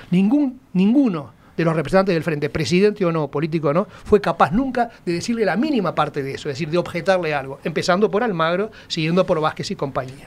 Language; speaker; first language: Spanish; native; Spanish